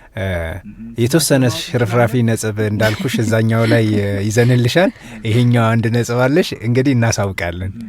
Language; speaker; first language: Amharic; native; Amharic